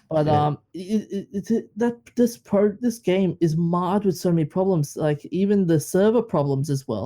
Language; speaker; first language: English; native; English